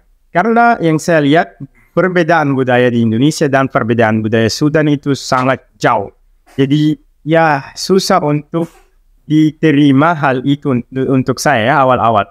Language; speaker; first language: Indonesian; non-native, local second language; Arabic